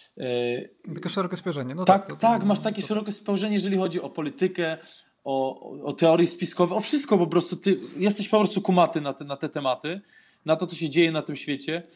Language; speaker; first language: Polish; early bilingual, heritage; Polish